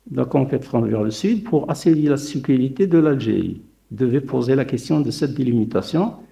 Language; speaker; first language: French; non-native, local second language; Arabic